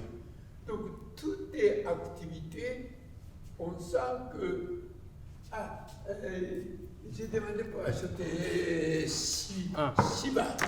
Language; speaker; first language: French; non-native, learner; Japanese